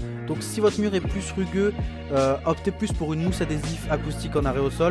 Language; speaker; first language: French; native; French